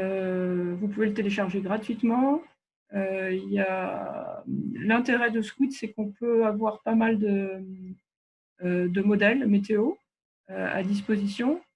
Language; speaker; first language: French; native; French